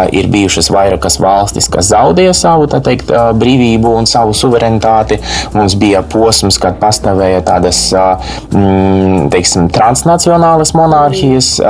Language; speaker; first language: Latvian; non-native, local second language; Russian